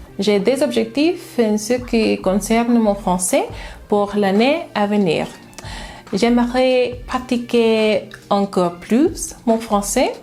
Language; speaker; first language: French; non-native, learner; English